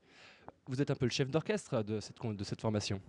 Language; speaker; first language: French; native; French